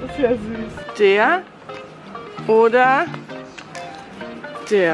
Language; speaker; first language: German; native; German